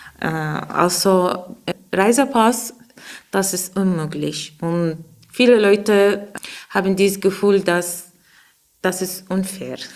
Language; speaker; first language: German; non-native, learner; Arabic